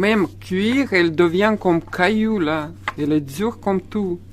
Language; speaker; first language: French; non-native, fluent; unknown